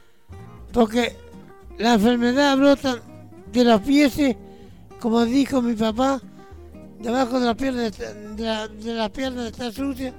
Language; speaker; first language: Spanish; native; Spanish